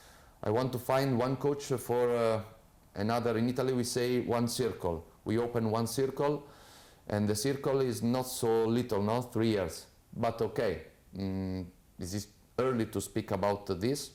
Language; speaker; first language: English; non-native, fluent; Italian